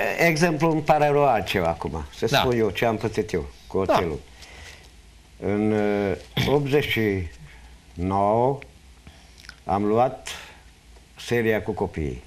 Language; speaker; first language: Romanian; non-native, local second language; Hungarian